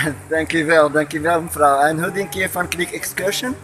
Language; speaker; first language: Dutch; non-native, learner; Arabic